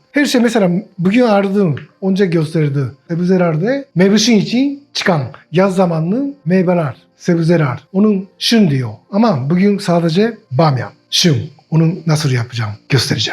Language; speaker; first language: Turkish; non-native, learner; Japanese